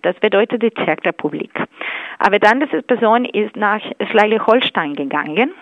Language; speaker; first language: German; non-native, fluent; Spanish